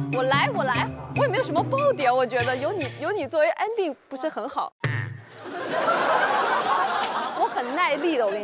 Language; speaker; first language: Chinese; native; Chinese